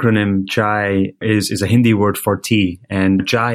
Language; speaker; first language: English; non-native, local second language; Hindi